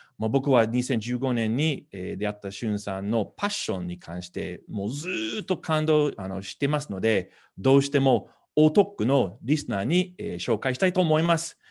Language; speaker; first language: Japanese; non-native, fluent; English